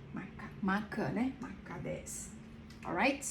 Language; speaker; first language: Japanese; non-native, fluent; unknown